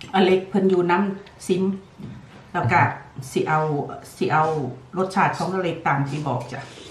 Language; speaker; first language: Thai; native; Thai